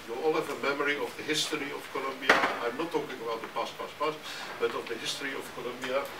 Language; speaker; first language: English; non-native, fluent; Dutch